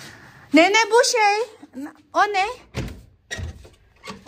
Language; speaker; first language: Turkish; non-native, learner; Filipino